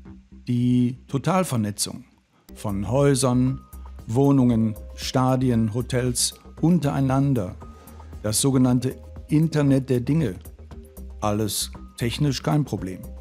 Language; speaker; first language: German; native; German